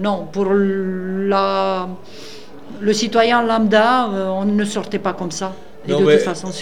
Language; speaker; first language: French; non-native, fluent; Romanian